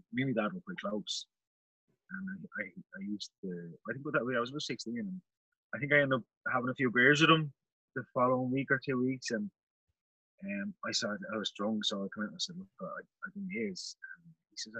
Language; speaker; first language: English; native; English